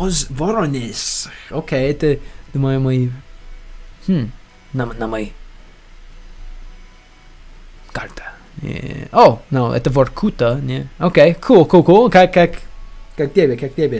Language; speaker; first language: Russian; non-native, learner; English